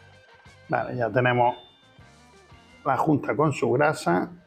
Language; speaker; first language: Spanish; native; Spanish